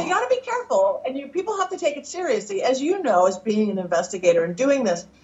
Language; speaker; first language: English; native; English